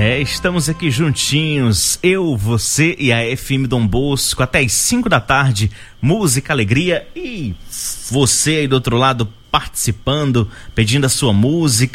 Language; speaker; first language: Portuguese; native; Portuguese